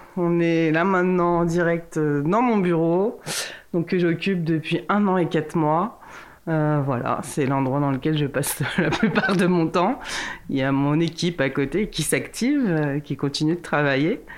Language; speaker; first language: French; early bilingual, other home language; Kabuverdianu